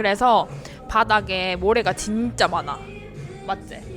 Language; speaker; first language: Korean; native; Korean